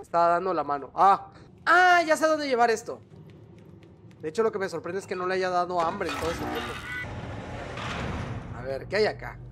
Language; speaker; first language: Spanish; native; Spanish